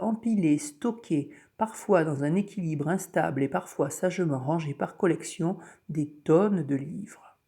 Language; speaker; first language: French; native; French